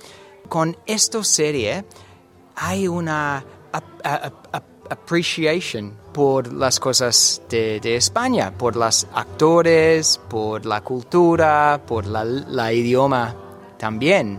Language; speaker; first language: Spanish; non-native, fluent; English